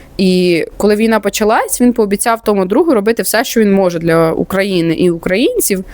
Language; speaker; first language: Ukrainian; non-native, local second language; Russian